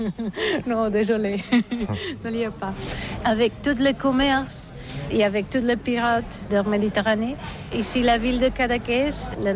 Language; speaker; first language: French; non-native, learner; Catalan